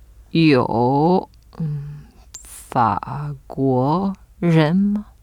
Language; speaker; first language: Chinese; non-native, learner; French